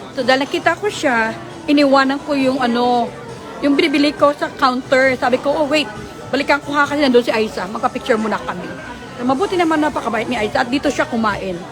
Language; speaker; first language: Filipino; non-native, local second language; Hiligaynon